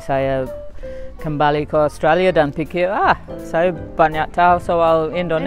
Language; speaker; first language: Indonesian; non-native, fluent; English